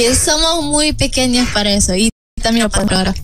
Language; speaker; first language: Spanish; non-native, learner; Korean